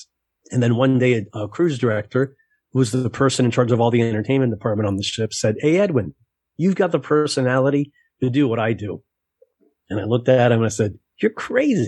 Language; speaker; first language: English; native; English